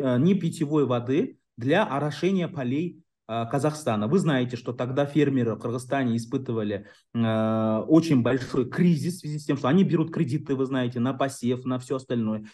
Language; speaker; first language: Russian; non-native, local second language; Kyrgyz